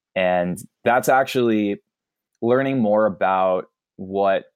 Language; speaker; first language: English; native; English